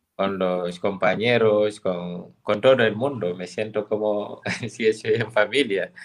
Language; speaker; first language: Spanish; non-native, fluent; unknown